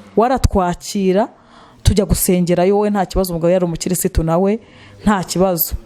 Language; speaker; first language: Kinyarwanda; native; Kinyarwanda